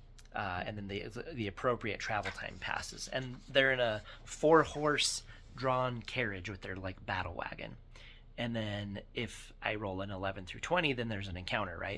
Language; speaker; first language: English; native; English